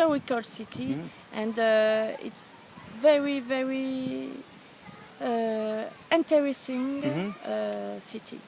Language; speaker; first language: English; non-native, learner; French